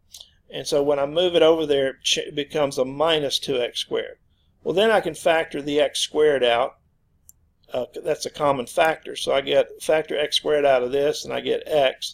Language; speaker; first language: English; native; English